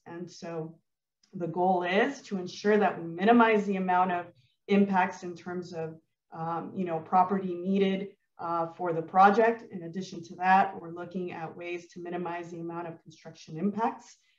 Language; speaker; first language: English; early bilingual, other home language; Spanish